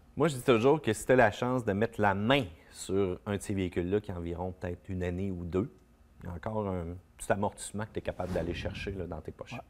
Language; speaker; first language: French; native; French